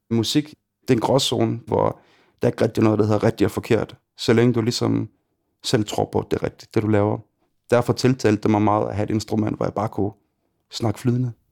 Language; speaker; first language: Danish; early bilingual, other home language; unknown